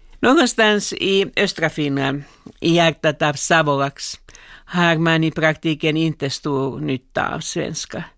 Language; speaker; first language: Swedish; non-native, local second language; Finnish